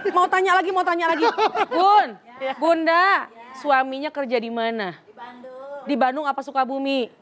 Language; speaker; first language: Indonesian; native; Indonesian